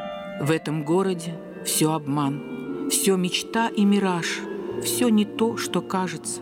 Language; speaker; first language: Russian; native; Russian